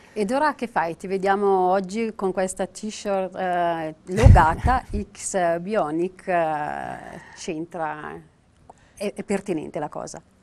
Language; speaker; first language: Italian; native; Italian